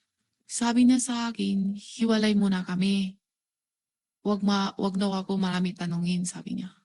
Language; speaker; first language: Filipino; non-native, learner; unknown